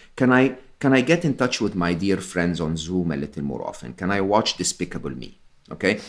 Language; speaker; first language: English; non-native, fluent; Arabic